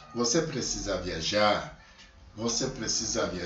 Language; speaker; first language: Portuguese; non-native, learner; Haitian Creole